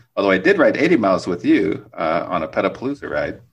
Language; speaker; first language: English; native; English